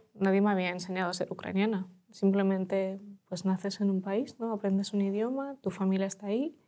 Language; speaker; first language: Spanish; early bilingual, other home language; Russian